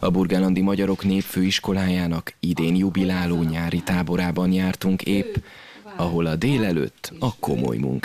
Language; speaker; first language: Hungarian; native; Hungarian